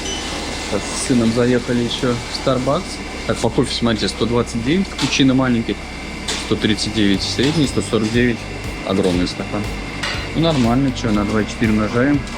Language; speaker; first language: Russian; native; Russian